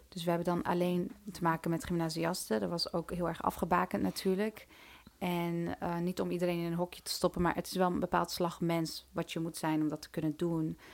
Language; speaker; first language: Dutch; early bilingual, other home language; Turkish